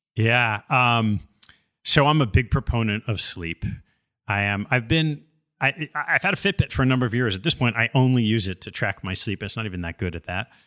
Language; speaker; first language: English; native; English